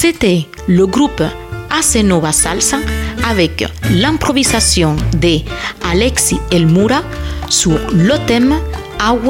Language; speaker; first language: French; non-native, fluent; Spanish